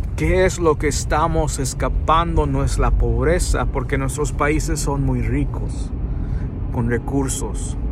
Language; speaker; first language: Spanish; early bilingual, heritage; Spanish